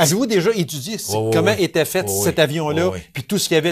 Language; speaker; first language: French; native; French